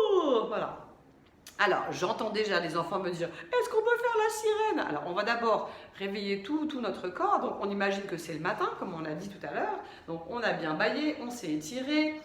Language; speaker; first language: French; native; French